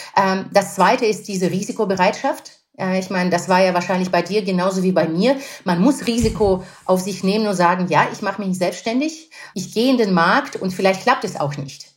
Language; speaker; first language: German; non-native, fluent; Russian